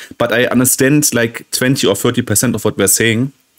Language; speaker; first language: English; non-native, fluent; German